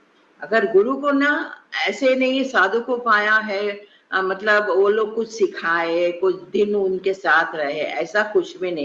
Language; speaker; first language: Hindi; non-native, local second language; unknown